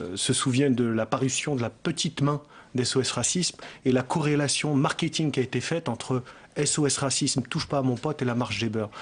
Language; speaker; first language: French; native; French